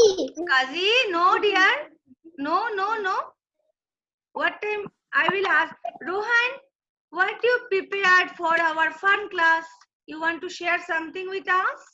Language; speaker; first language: English; non-native, local second language; Bangla